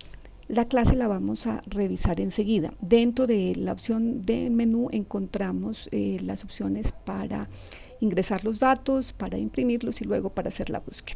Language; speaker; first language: Spanish; native; Spanish